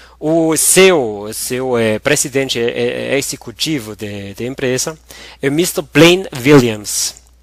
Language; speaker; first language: Portuguese; non-native, fluent; German